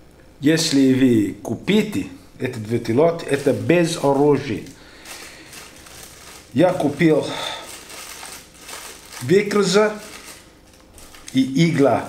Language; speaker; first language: Russian; non-native, learner; English